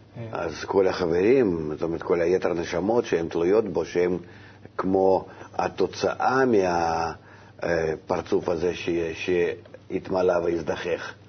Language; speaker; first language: Hebrew; non-native, fluent; Russian